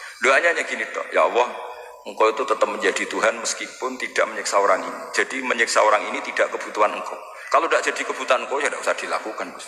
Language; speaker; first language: Indonesian; non-native, local second language; Javanese